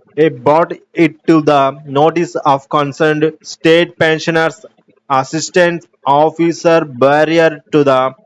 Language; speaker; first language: English; non-native, local second language; Telugu